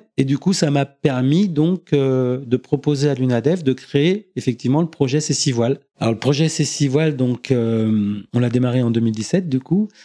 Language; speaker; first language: French; native; French